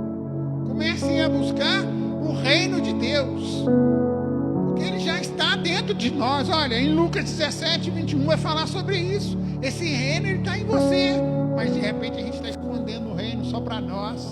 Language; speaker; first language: Portuguese; native; Portuguese